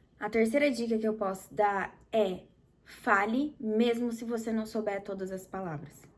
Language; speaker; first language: Portuguese; native; Portuguese